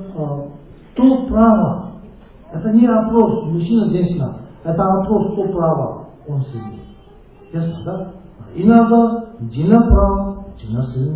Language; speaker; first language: Russian; non-native, learner; Tibetan